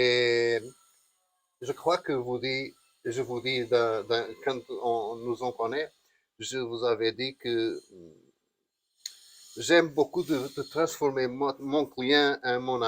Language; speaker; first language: French; non-native, learner; Portuguese